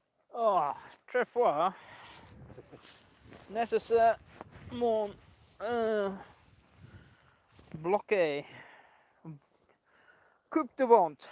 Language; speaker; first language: French; non-native, learner; English